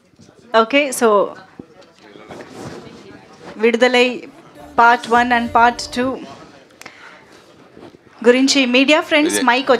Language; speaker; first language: Telugu; native; Telugu